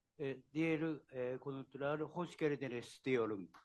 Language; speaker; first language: Turkish; non-native, learner; Japanese